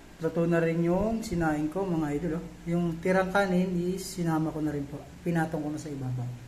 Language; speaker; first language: Filipino; non-native, local second language; Bikol